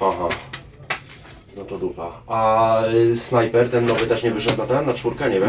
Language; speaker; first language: Polish; native; Polish